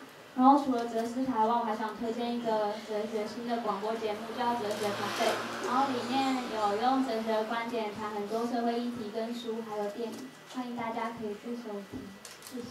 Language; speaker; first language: Chinese; native; Chinese